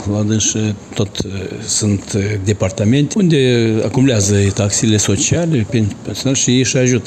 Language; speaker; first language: Romanian; non-native, local second language; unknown